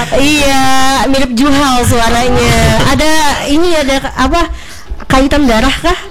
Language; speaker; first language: Indonesian; native; Indonesian